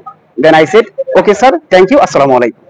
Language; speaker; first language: English; non-native, learner; Bangla